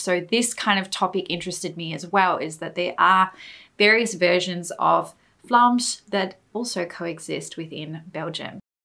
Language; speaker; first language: English; native; English